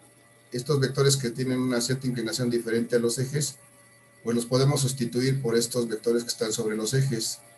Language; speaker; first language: Spanish; native; Spanish